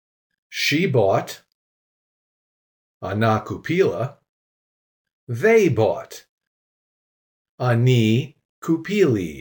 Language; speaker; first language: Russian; non-native, fluent; English